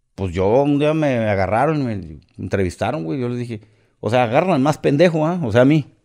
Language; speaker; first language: Spanish; native; Spanish